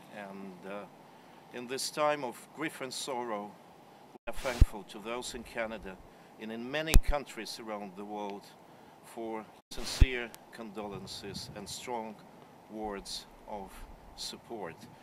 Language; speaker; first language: English; non-native, fluent; Russian